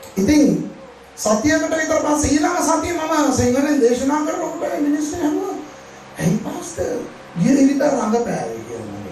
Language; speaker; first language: Sinhala; non-native, local second language; Tamil